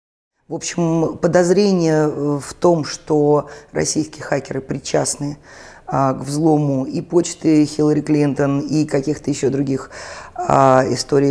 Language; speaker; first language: Russian; native; Russian